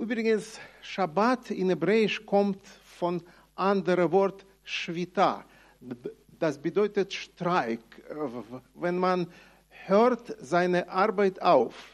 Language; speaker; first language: German; non-native, fluent; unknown